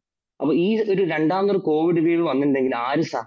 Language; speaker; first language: Malayalam; native; Malayalam